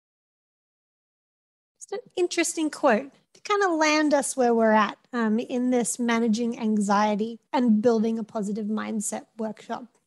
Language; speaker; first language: English; native; English